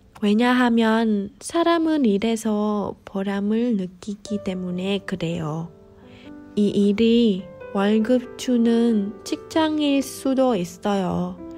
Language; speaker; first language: Korean; non-native, fluent; Vietnamese